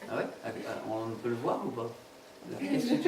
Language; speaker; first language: French; native; French